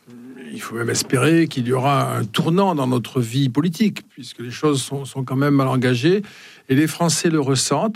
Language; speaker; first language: French; native; French